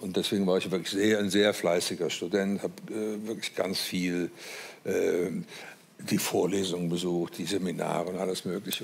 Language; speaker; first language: German; native; German